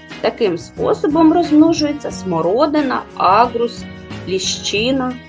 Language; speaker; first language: Ukrainian; native; Ukrainian